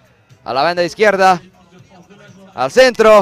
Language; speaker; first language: Spanish; non-native, fluent; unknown